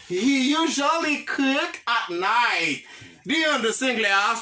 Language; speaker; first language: English; non-native, fluent; Haitian Creole